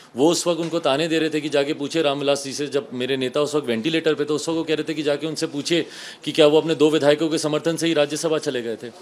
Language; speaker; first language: Hindi; native; Hindi